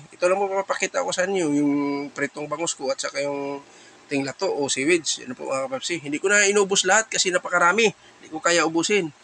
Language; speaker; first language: Filipino; non-native, local second language; Cebuano